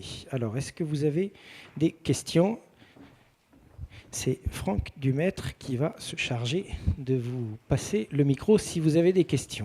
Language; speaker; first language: French; native; French